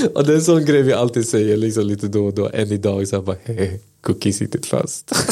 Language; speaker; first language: Swedish; early bilingual, other home language; Spanish